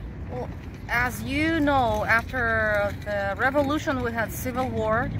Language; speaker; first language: English; non-native, fluent; Russian